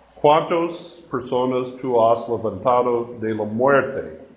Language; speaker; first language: Spanish; non-native, learner; English